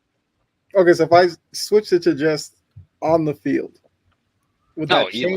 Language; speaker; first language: English; native; English